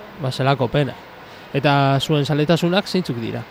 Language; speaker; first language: Basque; native; Basque